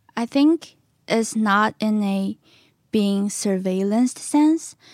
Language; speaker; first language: English; non-native, fluent; Chinese